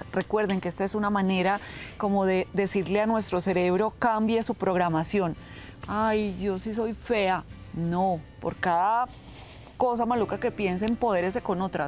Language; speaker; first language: Spanish; native; Spanish